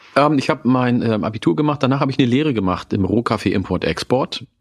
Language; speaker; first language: German; non-native, local second language; Oromo